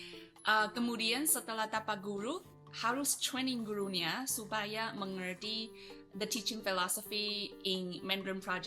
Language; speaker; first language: Indonesian; non-native, fluent; Chinese